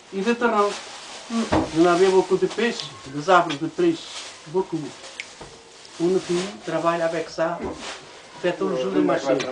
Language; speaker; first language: French; non-native, learner; Portuguese